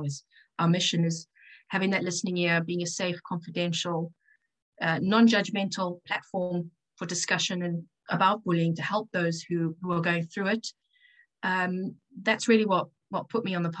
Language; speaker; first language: English; native; English